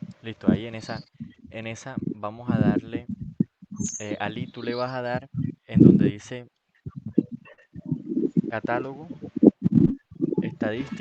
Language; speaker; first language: Spanish; native; Spanish